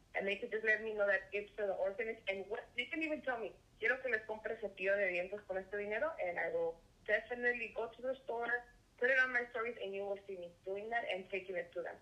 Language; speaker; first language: English; early bilingual, other home language; Spanish